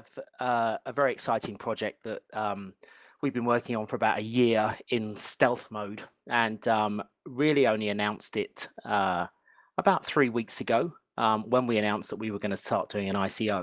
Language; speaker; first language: English; native; English